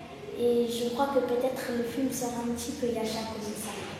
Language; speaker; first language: French; early bilingual, other home language; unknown